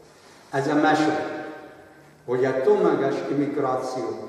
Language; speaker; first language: Hungarian; non-native, fluent; Arabic